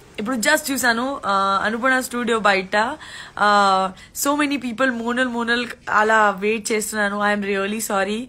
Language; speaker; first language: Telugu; non-native, learner; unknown